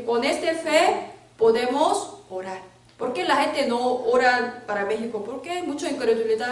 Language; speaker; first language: Spanish; non-native, learner; Korean